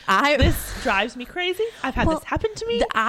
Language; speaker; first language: English; native; English